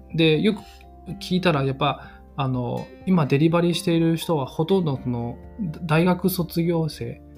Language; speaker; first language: Japanese; non-native, fluent; Chinese